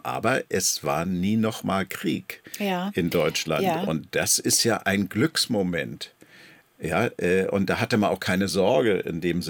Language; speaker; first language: German; native; German